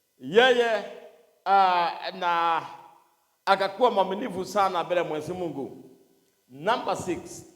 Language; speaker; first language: Swahili; non-native, local second language; Kikuyu